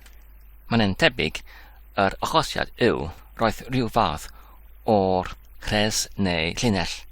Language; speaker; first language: Welsh; non-native, learner; English